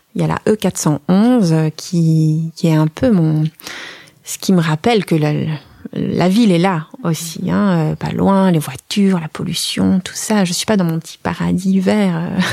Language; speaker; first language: French; native; French